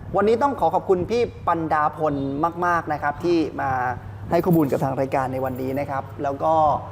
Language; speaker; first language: Thai; native; Thai